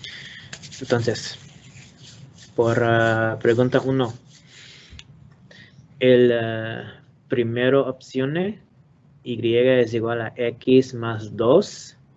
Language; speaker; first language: Spanish; non-native, learner; English